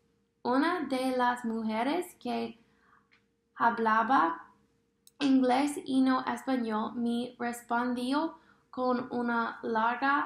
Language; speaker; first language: Spanish; non-native, fluent; English